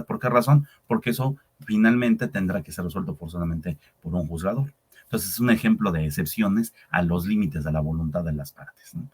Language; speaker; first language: Spanish; native; Spanish